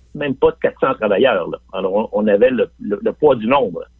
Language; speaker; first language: French; native; French